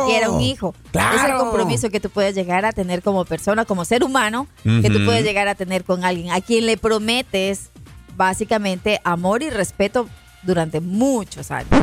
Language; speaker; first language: Spanish; native; Spanish